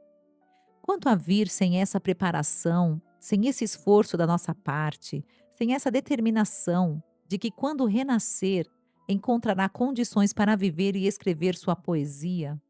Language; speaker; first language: Portuguese; native; Portuguese